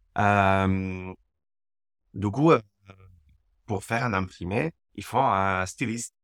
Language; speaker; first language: French; non-native, fluent; Slovak